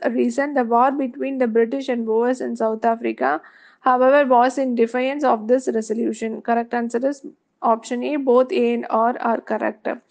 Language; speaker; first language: English; non-native, local second language; Tamil